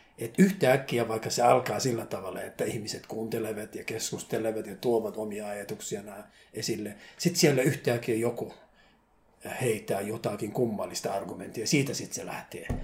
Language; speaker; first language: Finnish; non-native, fluent; Somali